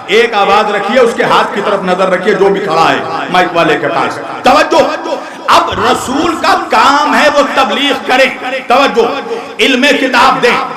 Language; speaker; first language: Urdu; native; Urdu